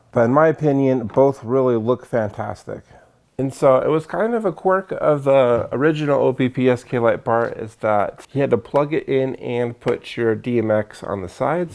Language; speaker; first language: English; native; English